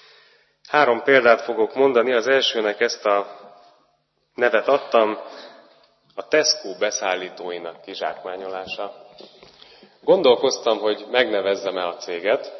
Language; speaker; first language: Hungarian; native; Hungarian